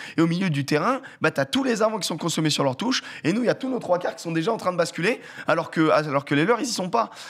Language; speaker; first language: French; native; French